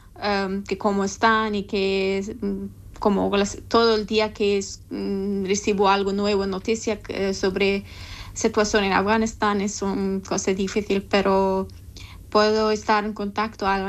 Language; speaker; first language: Spanish; non-native, learner; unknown